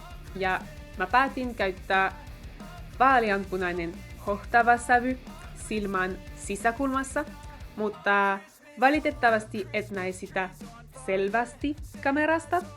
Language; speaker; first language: Finnish; non-native, fluent; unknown